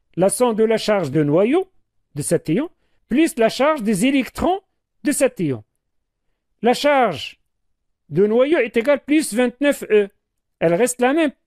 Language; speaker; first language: French; non-native, local second language; Arabic